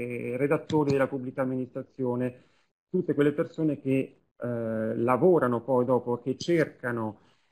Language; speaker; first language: Italian; native; Italian